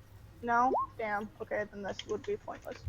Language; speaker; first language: English; native; English